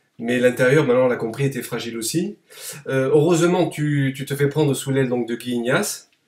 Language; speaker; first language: French; native; French